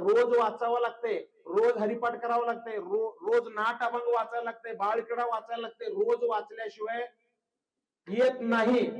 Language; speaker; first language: Marathi; non-native, local second language; Kannada